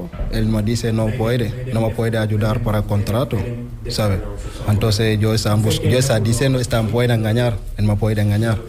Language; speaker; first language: Spanish; non-native, learner; Wolof